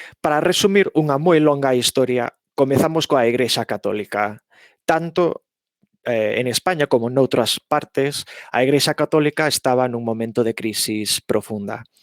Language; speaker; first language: Galician; non-native, fluent; English